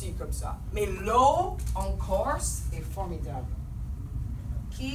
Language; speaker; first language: French; non-native, fluent; English